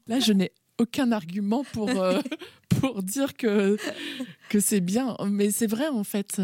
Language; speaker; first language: French; native; French